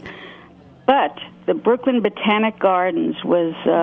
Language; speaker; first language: English; native; English